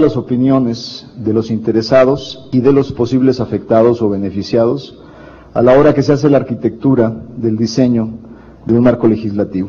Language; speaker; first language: Spanish; native; Spanish